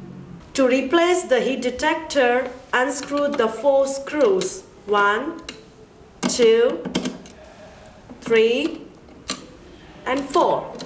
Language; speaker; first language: English; non-native, learner; Chinese